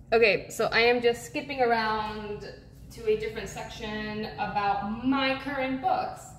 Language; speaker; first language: English; native; English